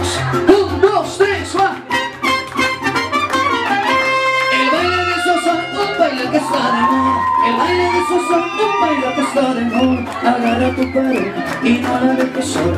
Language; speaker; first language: Spanish; native; Spanish